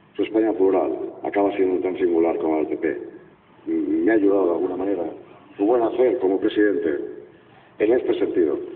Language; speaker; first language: Spanish; non-native, local second language; Catalan